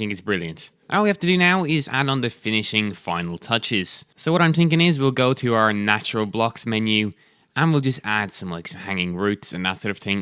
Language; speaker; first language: English; native; English